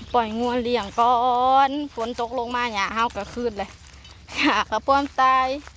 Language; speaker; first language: Lao; native; Lao